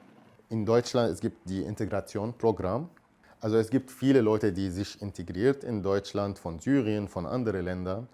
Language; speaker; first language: German; non-native, learner; Arabic